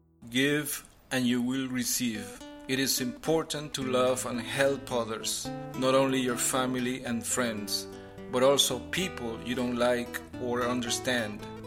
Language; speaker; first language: English; non-native, fluent; Spanish